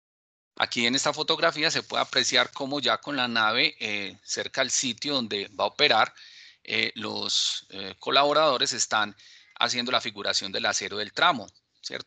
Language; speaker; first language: Spanish; native; Spanish